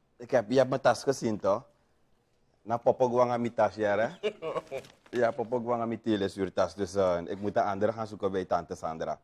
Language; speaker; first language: Dutch; native; Dutch